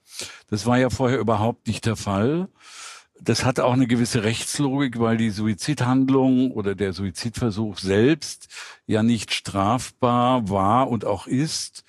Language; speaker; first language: German; native; German